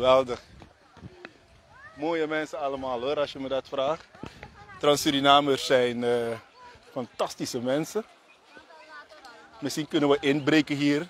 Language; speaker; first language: Dutch; native; Dutch